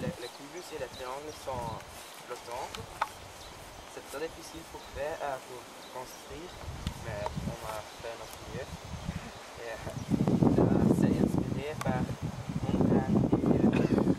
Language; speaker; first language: French; non-native, local second language; Dutch